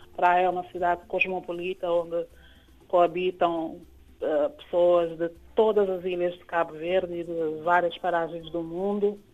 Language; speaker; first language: Portuguese; non-native, local second language; Kabuverdianu